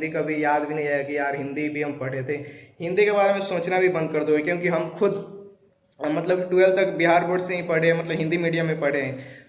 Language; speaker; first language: Hindi; native; Hindi